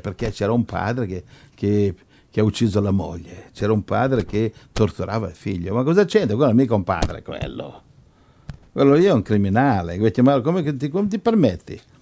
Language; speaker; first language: Italian; native; Italian